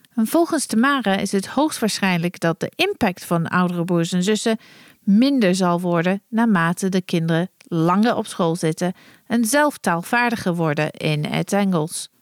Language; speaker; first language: Dutch; non-native, fluent; English